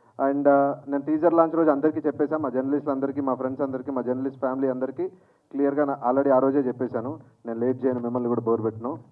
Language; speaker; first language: Telugu; native; Telugu